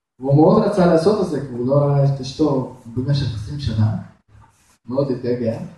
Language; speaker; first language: Hebrew; non-native, fluent; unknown